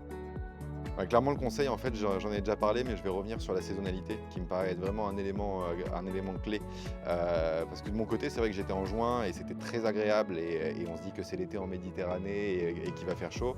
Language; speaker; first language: French; native; French